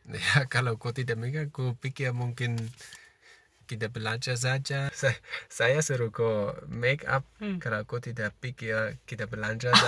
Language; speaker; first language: Indonesian; non-native, learner; German